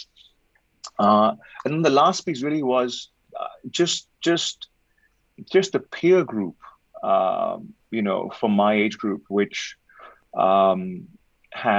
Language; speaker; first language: English; non-native, local second language; Hindi